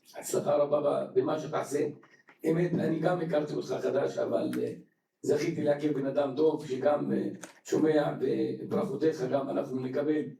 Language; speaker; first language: Hebrew; non-native, local second language; Arabic